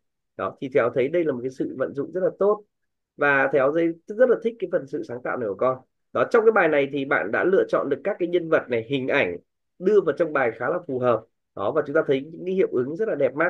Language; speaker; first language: Vietnamese; native; Vietnamese